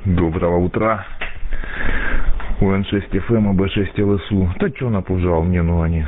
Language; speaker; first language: Russian; native; Russian